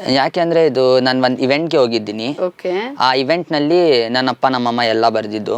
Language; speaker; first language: Kannada; non-native, local second language; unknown